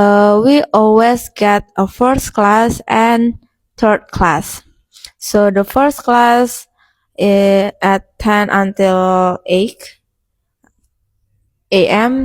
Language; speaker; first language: English; non-native, learner; Indonesian